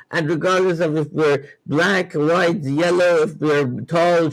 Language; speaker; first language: English; non-native, fluent; Persian